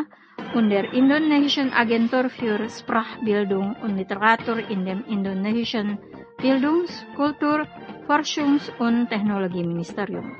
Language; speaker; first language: German; non-native, fluent; Indonesian